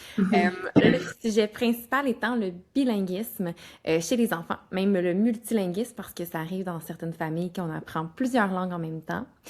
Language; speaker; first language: French; native; French